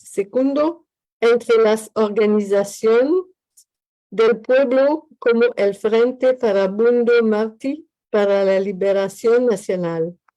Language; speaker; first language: Spanish; non-native, learner; French